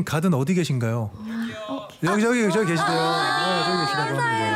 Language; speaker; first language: Korean; native; Korean